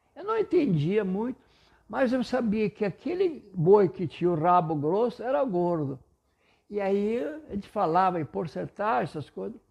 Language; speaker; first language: Portuguese; non-native, local second language; German